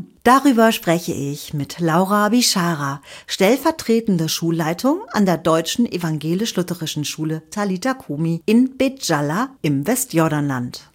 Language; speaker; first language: German; native; German